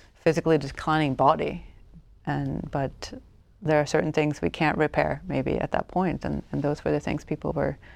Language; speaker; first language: English; non-native, fluent; Swedish